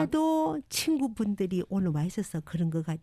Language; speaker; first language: Korean; native; Korean